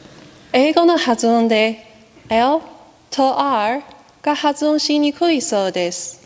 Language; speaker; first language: Japanese; non-native, fluent; Chinese